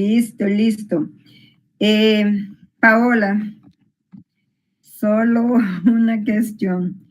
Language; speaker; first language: Spanish; non-native, learner; Portuguese